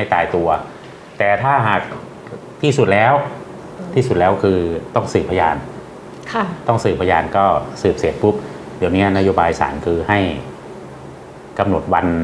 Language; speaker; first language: Thai; native; Thai